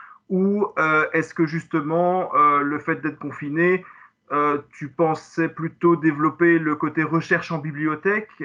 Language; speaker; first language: French; native; French